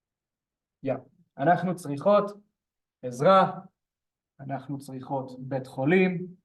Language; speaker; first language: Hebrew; non-native, fluent; English